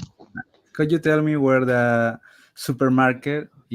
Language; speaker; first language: English; non-native, learner; Spanish